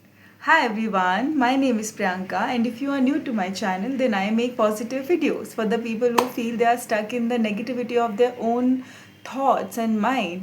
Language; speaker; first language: English; non-native, local second language; Hindi